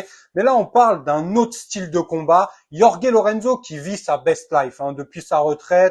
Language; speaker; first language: French; native; French